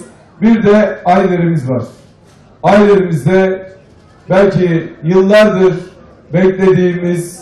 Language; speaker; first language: Turkish; native; Turkish